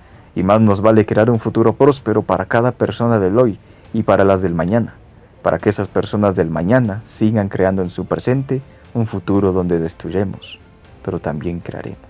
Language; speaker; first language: Spanish; native; Spanish